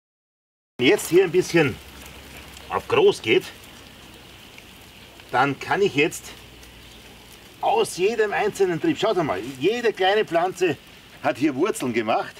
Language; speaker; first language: German; native; German